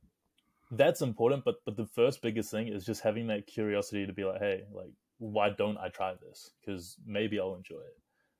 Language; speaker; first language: English; native; English